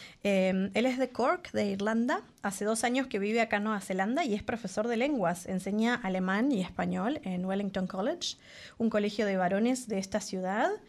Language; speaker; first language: Spanish; native; Spanish